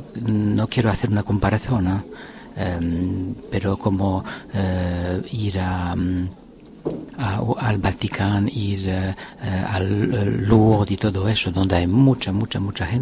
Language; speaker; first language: Spanish; non-native, fluent; French